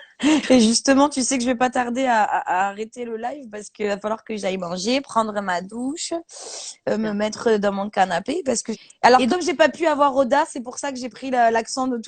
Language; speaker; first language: French; native; French